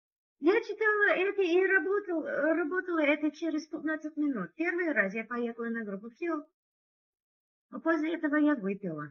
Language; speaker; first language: Russian; non-native, learner; English